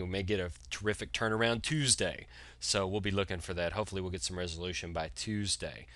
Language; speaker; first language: English; native; English